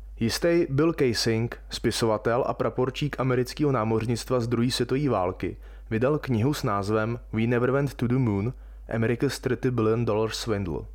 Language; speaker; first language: Czech; native; Czech